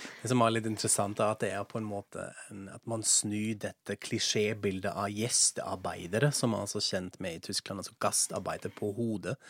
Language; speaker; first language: Norwegian; non-native, fluent; German